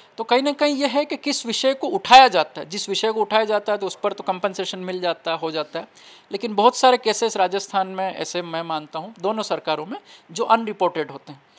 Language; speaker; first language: Hindi; native; Hindi